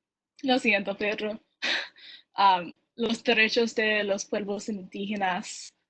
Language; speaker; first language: Spanish; non-native, learner; English